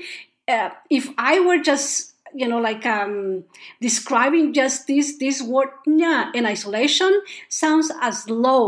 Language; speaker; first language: English; non-native, fluent; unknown